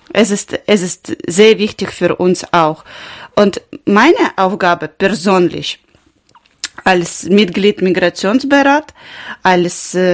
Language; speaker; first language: German; non-native, learner; Ukrainian